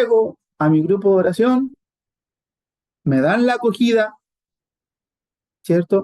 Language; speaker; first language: Spanish; native; Spanish